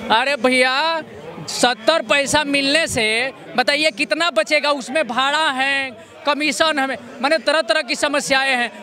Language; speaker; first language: Hindi; native; Hindi